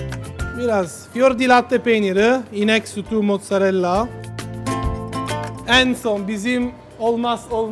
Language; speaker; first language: Turkish; non-native, learner; Italian